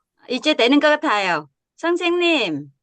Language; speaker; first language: Korean; non-native, learner; Vietnamese